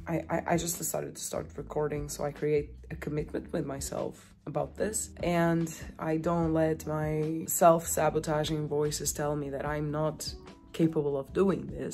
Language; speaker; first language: English; non-native, fluent; Portuguese